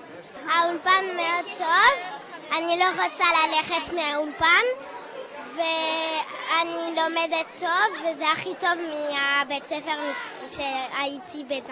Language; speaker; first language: Hebrew; early bilingual, other home language; French